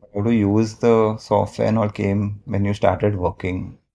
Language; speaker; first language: English; non-native, local second language; Marathi